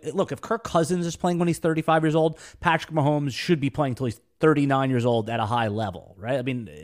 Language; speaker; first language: English; native; English